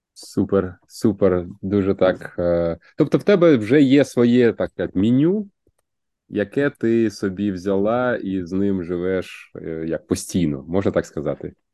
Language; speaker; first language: Ukrainian; native; Ukrainian